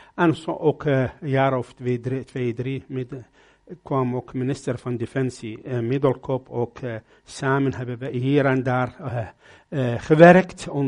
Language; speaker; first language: Dutch; non-native, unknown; Arabic